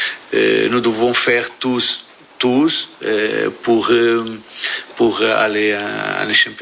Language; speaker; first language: French; non-native, learner; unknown